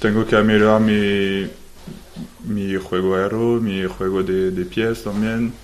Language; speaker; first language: Spanish; non-native, learner; French